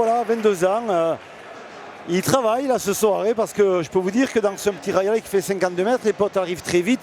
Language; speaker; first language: French; native; French